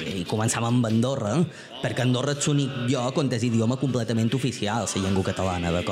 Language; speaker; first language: Catalan; native; Catalan